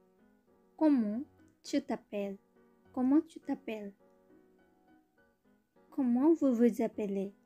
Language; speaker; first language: French; non-native, learner; Bangla